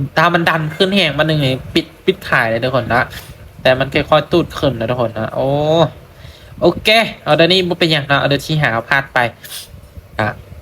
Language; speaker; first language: Thai; non-native, local second language; Lao